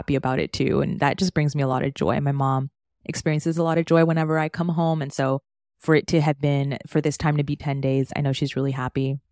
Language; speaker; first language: English; native; English